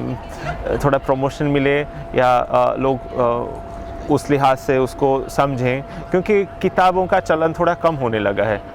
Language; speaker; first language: Hindi; native; Hindi